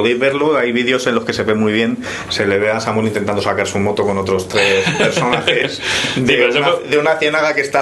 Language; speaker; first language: Spanish; native; Spanish